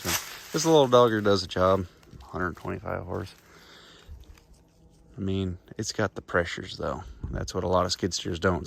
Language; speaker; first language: English; native; English